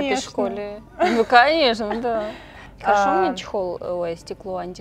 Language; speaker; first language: Russian; native; Russian